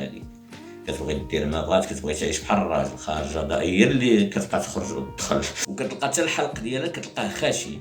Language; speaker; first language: Arabic; native; Arabic